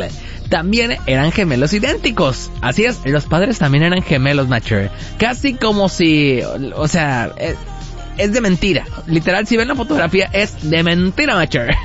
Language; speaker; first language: Spanish; native; Spanish